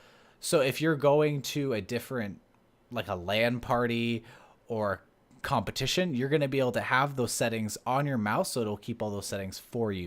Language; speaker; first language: English; native; English